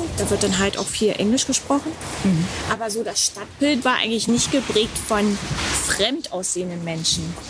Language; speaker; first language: German; native; German